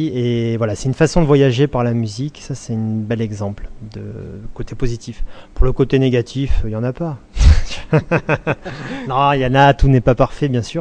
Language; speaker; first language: French; native; French